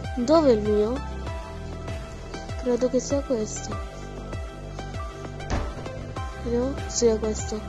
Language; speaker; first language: Italian; early bilingual, other home language; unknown